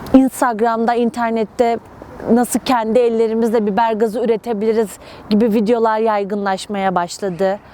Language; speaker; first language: Turkish; native; Turkish